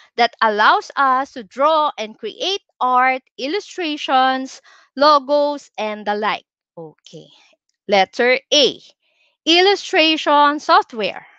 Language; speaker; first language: English; non-native, local second language; Filipino